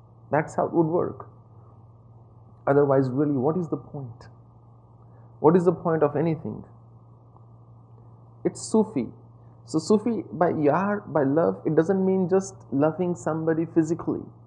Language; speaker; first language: English; non-native, local second language; Hindi